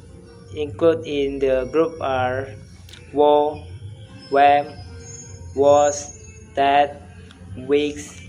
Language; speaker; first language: English; non-native, learner; Indonesian